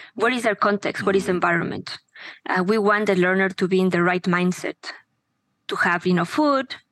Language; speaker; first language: English; non-native, fluent; Spanish